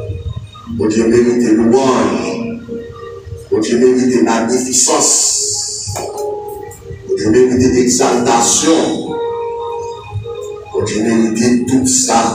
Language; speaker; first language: French; non-native, local second language; Haitian Creole